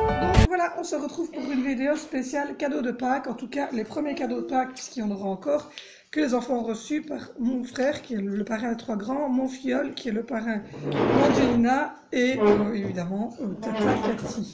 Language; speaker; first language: French; native; French